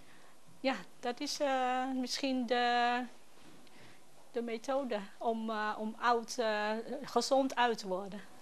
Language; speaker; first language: Dutch; non-native, fluent; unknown